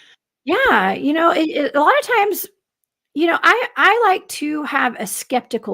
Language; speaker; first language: English; native; English